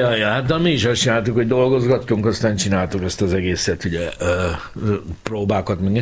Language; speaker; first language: Hungarian; native; Hungarian